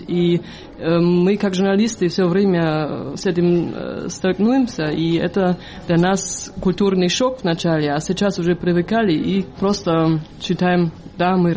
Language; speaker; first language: Russian; non-native, fluent; German